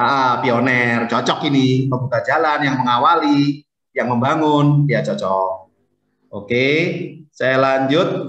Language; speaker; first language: Indonesian; native; Indonesian